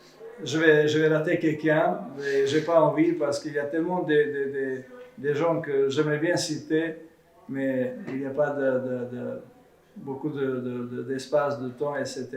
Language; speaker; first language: French; non-native, fluent; Serbian